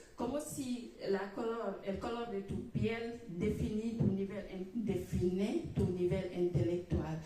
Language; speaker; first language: Spanish; non-native, fluent; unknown